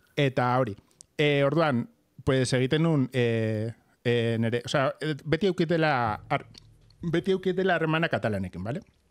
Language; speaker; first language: Basque; non-native, local second language; Spanish